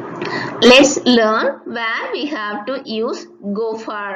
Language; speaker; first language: English; non-native, local second language; Tamil